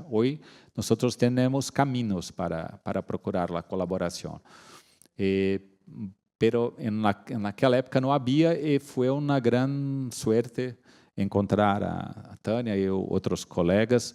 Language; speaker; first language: Spanish; non-native, fluent; Portuguese